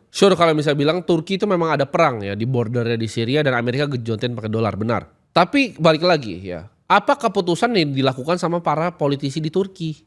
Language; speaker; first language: Indonesian; native; Indonesian